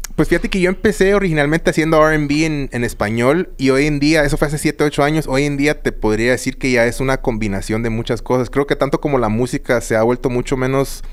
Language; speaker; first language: Spanish; native; Spanish